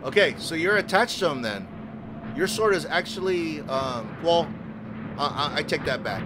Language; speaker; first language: English; native; English